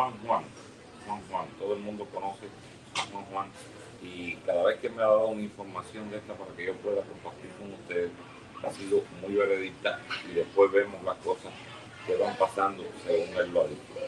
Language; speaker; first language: Spanish; native; Spanish